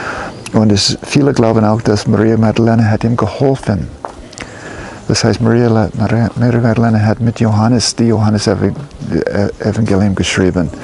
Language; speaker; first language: German; non-native, fluent; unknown